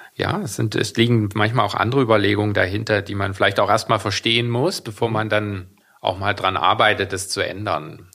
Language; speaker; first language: German; native; German